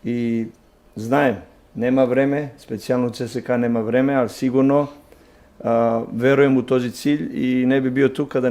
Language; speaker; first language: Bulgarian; non-native, learner; Serbian